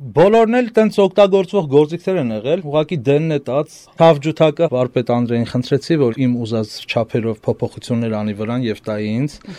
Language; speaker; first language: Armenian; native; Armenian